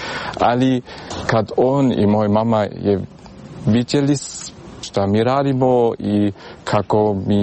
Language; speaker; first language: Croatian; early bilingual, heritage; German